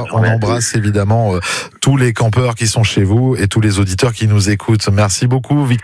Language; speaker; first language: French; native; French